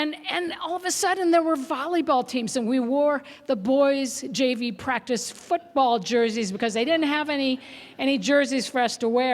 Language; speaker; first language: English; native; English